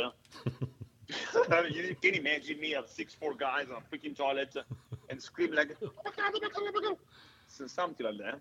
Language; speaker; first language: English; non-native, fluent; Italian